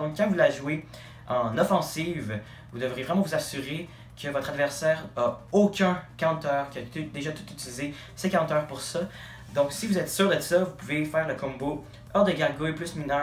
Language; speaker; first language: French; native; French